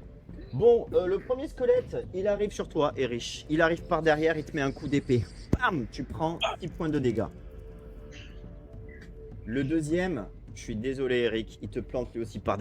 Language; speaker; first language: French; native; French